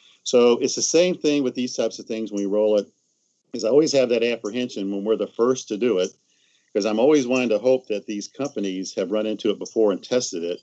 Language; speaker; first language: English; native; English